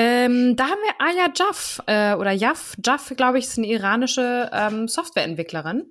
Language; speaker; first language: German; native; German